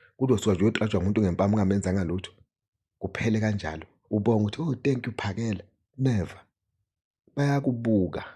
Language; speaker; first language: Zulu; native; Zulu